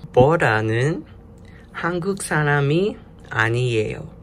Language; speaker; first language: Korean; non-native, learner; English